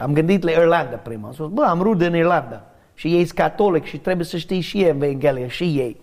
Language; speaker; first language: Romanian; non-native, learner; English